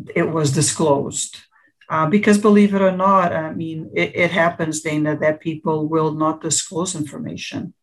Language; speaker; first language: English; early bilingual, other home language; Portuguese